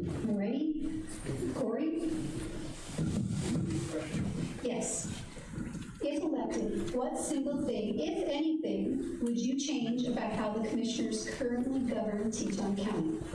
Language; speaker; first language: English; native; English